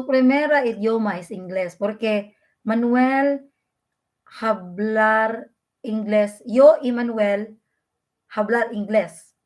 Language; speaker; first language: Spanish; non-native, learner; Filipino